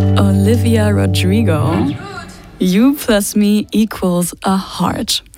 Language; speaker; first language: German; native; German